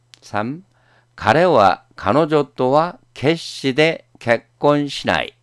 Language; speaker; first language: Japanese; non-native, fluent; Korean